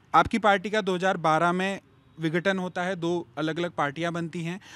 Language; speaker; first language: Hindi; native; Hindi